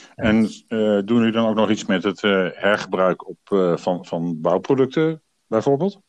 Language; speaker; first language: Dutch; native; Dutch